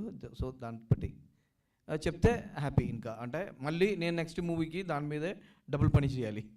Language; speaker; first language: Telugu; non-native, local second language; Malayalam